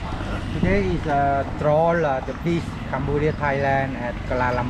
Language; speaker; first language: English; non-native, learner; Khmer